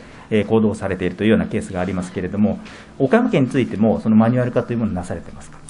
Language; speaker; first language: Japanese; native; Japanese